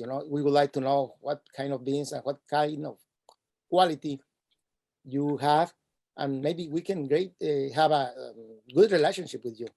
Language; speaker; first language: English; non-native, fluent; Spanish